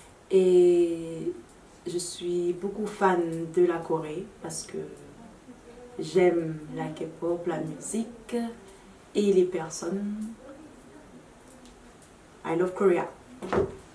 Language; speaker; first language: French; native; French